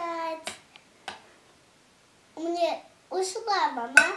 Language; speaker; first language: Russian; early bilingual, heritage; Russian